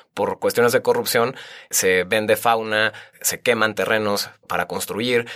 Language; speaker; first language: Spanish; native; Spanish